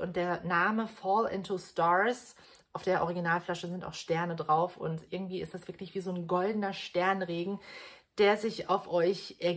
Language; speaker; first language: German; native; German